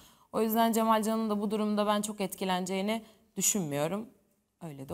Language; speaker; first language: Turkish; native; Turkish